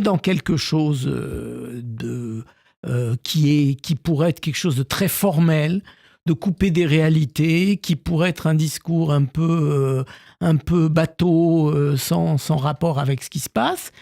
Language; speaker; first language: French; native; French